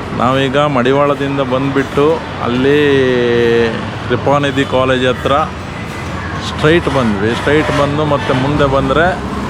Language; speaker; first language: Kannada; non-native, local second language; Konkani